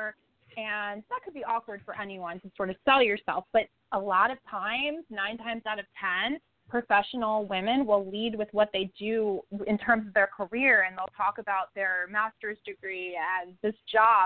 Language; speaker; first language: English; native; English